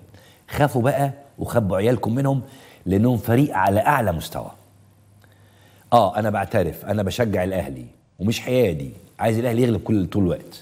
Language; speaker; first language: Arabic; native; Arabic